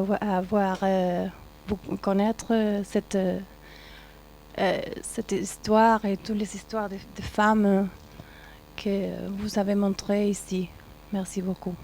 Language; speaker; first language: French; non-native, learner; Spanish